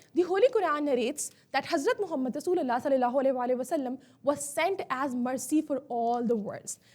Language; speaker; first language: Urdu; native; Urdu